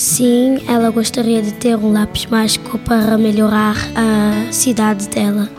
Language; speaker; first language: Portuguese; early bilingual, heritage; Portuguese